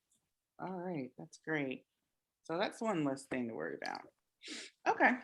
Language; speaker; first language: English; native; English